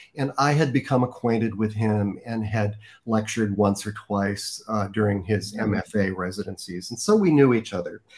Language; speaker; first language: English; native; English